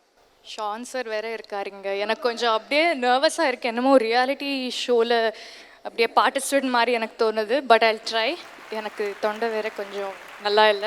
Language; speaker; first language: Tamil; non-native, fluent; Telugu